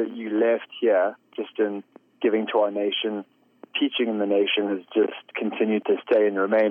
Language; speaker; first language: English; native; English